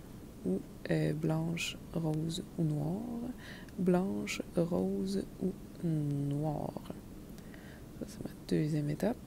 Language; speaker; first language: French; native; French